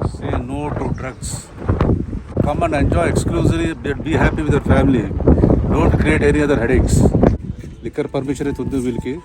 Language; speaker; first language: English; non-native, local second language; Telugu